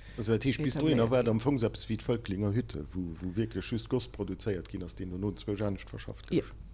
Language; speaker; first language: Luxembourgish; native; Luxembourgish